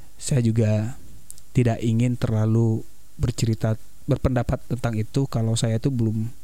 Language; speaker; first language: Indonesian; native; Indonesian